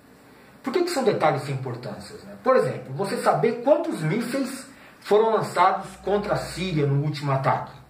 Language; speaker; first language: Portuguese; native; Portuguese